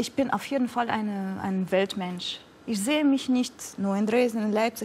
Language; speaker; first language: German; non-native, fluent; Russian